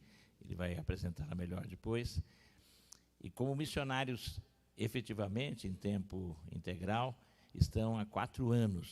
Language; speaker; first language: Portuguese; native; Portuguese